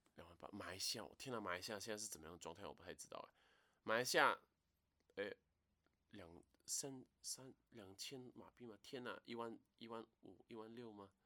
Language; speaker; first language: Chinese; native; Chinese